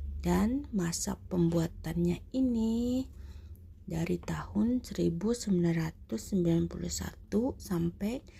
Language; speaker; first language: Indonesian; native; Indonesian